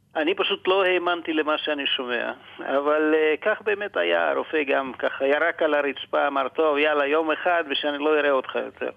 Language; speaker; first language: Hebrew; non-native, fluent; Russian